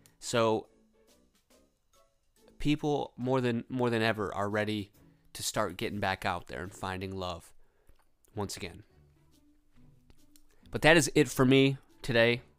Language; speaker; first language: English; native; English